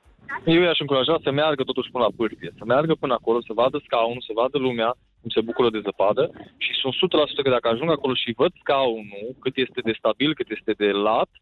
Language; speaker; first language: Romanian; native; Romanian